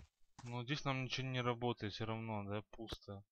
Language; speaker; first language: Russian; native; Russian